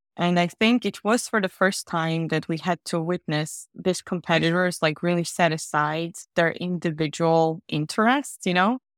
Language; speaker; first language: English; non-native, fluent; Georgian